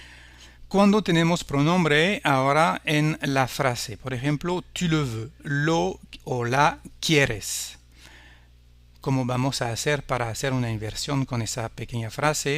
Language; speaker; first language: Spanish; non-native, fluent; French